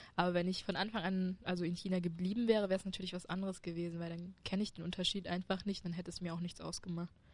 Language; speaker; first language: German; early bilingual, other home language; Chinese